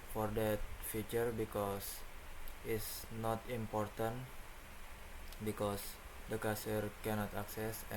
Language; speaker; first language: English; non-native, learner; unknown